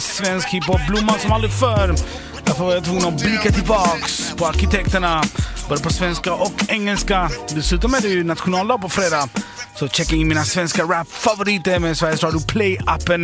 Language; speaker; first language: Swedish; native; Swedish